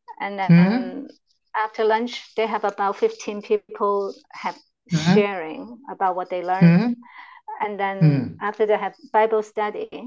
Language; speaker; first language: English; non-native, learner; Chinese